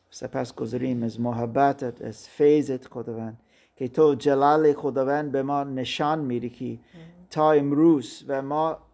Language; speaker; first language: Persian; non-native, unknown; German